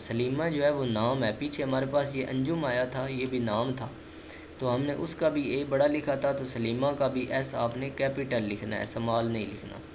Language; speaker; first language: Urdu; non-native, local second language; Punjabi